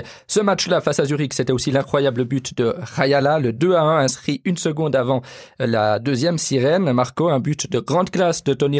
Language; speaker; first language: French; native; French